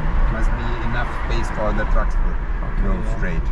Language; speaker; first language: English; non-native, learner; Lithuanian